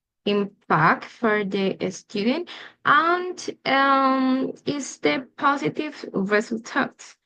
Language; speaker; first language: English; non-native, learner; Spanish